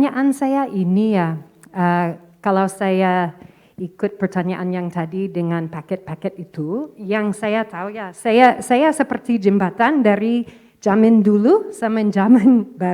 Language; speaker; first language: Indonesian; non-native, fluent; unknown